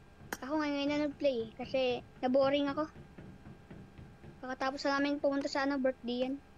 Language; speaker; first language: Filipino; non-native, local second language; Hiligaynon